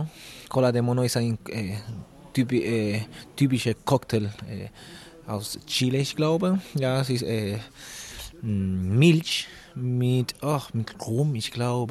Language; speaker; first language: German; non-native, learner; Spanish